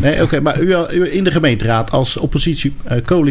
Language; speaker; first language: Dutch; native; Dutch